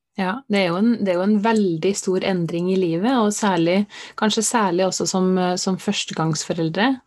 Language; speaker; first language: Norwegian; native; Norwegian